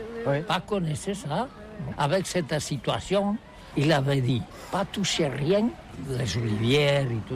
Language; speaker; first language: French; non-native, learner; Catalan